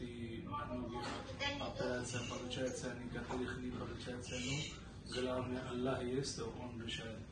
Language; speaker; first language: Russian; non-native, learner; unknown